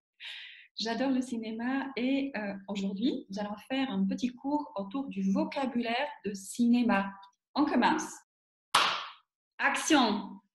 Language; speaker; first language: French; non-native, fluent; Slovak